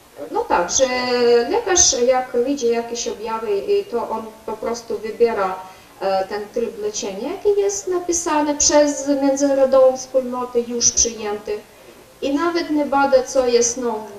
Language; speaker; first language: Polish; non-native, learner; Ukrainian